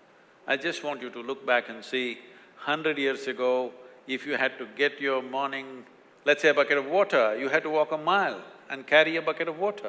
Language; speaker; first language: English; non-native, local second language; Kannada